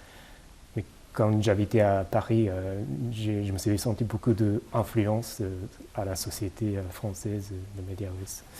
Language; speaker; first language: French; non-native, fluent; Japanese